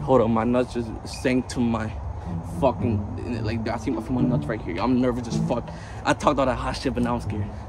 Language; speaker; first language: English; early bilingual, other home language; Spanish